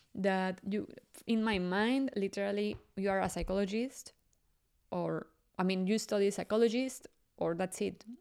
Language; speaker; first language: English; non-native, fluent; Spanish